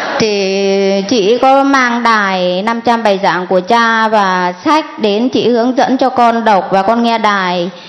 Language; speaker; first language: Vietnamese; non-native, local second language; Muong